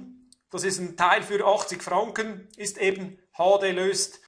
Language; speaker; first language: German; native; German